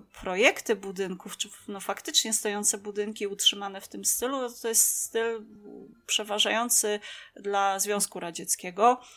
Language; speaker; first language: Polish; native; Polish